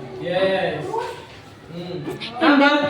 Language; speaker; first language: English; non-native, learner; Indonesian